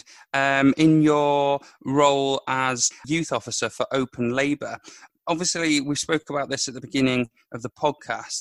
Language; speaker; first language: English; native; English